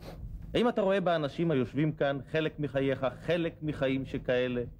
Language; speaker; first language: Hebrew; native; Hebrew